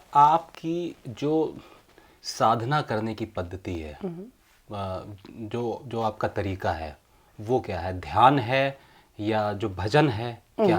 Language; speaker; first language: Hindi; native; Hindi